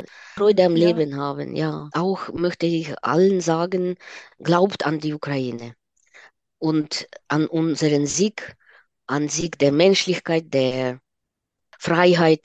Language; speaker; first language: German; non-native, fluent; Ukrainian